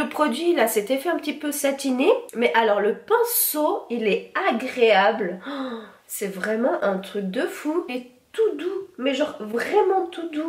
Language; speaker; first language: French; native; French